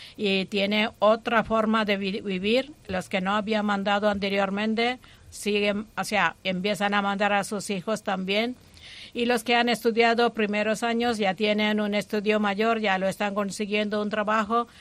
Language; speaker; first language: Spanish; non-native, fluent; Malayalam